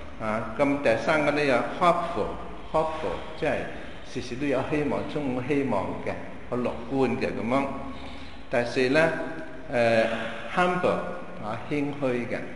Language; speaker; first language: Chinese; non-native, fluent; Cantonese